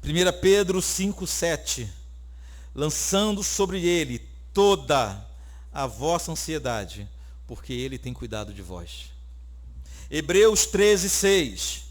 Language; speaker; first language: Portuguese; native; Portuguese